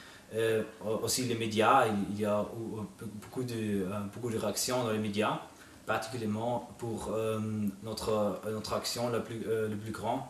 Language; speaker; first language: French; non-native, fluent; German